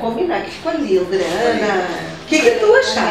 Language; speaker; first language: Portuguese; native; Portuguese